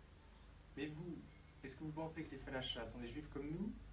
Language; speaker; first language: French; native; French